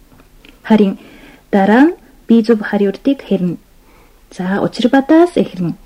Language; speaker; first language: Mongolian; non-native, fluent; Japanese